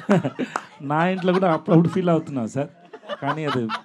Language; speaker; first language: Telugu; non-native, learner; Tamil